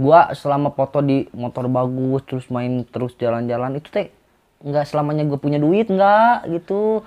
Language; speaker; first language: Indonesian; non-native, local second language; Sundanese